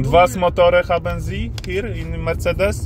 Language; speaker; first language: German; non-native, learner; Polish